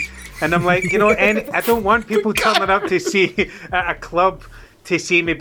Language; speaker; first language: English; native; English